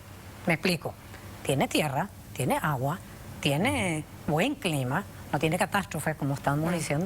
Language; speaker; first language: Spanish; native; Spanish